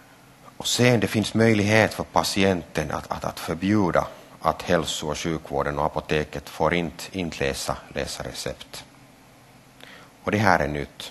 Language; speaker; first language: Swedish; non-native, local second language; Finnish